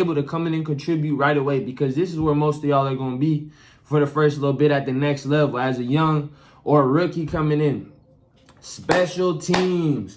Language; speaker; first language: English; native; English